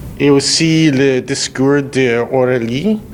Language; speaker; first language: French; non-native, learner; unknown